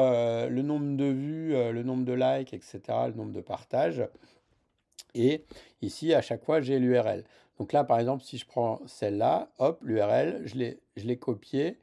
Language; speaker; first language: French; native; French